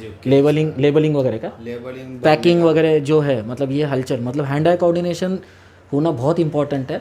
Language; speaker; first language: Hindi; non-native, local second language; Marathi